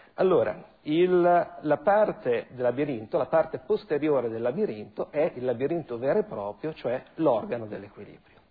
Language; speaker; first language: Italian; native; Italian